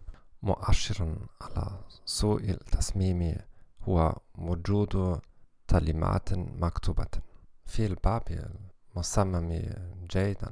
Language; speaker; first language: Arabic; non-native, learner; German